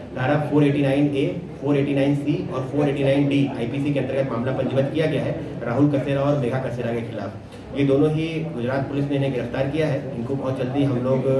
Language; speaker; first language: Hindi; native; Hindi